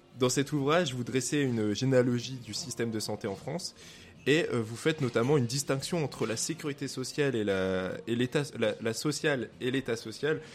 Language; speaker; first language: French; native; French